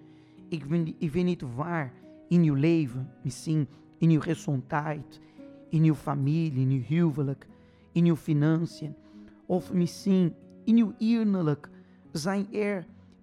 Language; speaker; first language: Dutch; non-native, fluent; Portuguese